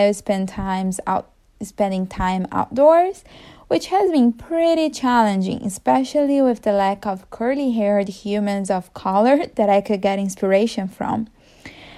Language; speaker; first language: English; non-native, fluent; Portuguese